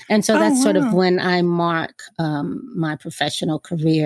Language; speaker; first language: English; native; English